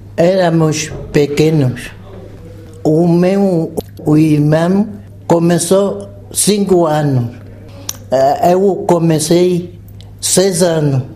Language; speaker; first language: Portuguese; non-native, local second language; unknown